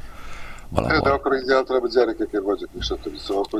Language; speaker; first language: Hungarian; non-native, fluent; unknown